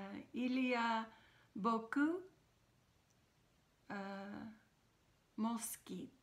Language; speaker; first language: French; non-native, fluent; English